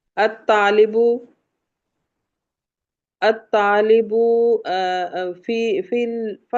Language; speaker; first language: Arabic; non-native, learner; Urdu